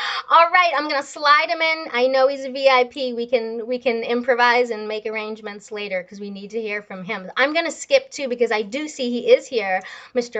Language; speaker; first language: English; native; English